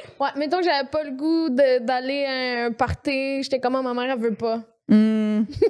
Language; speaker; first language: French; native; French